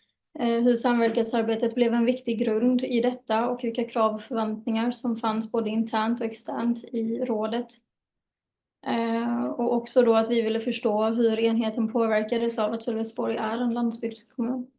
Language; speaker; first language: Swedish; native; Swedish